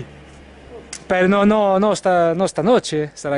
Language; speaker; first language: Spanish; non-native, learner; French